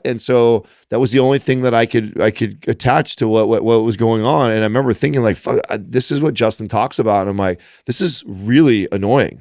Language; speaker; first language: English; native; English